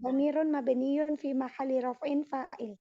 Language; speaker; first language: Arabic; non-native, learner; Indonesian